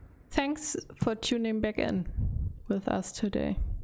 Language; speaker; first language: English; non-native, fluent; German